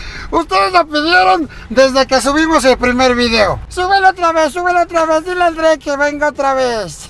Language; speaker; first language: Spanish; native; Spanish